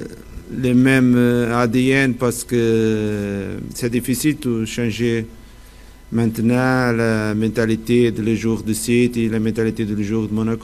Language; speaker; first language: French; non-native, fluent; Portuguese